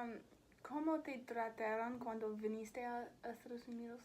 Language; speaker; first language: Spanish; non-native, learner; English